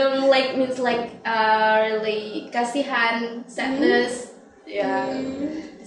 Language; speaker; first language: English; non-native, learner; Indonesian